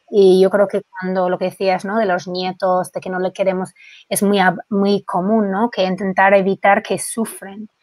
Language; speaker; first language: Spanish; non-native, fluent; English